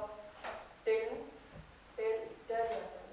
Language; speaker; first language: English; non-native, learner; Hindi